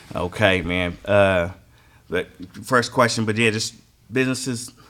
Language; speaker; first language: English; native; English